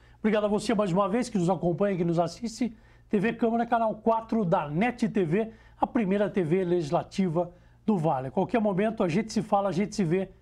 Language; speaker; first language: Portuguese; native; Portuguese